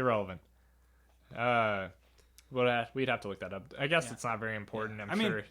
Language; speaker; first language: English; native; English